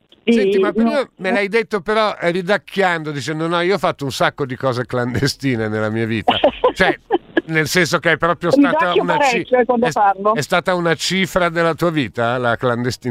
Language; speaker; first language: Italian; native; Italian